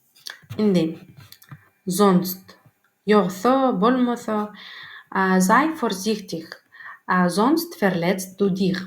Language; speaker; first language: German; non-native, learner; Turkmen